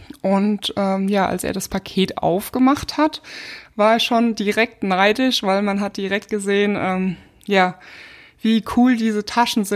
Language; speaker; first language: German; native; German